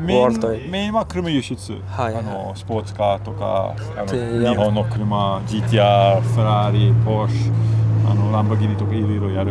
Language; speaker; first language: Japanese; non-native, learner; English